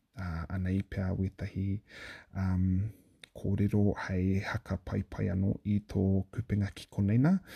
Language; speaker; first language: Māori; native; Māori